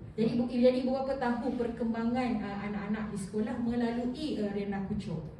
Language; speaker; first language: Malay; native; Malay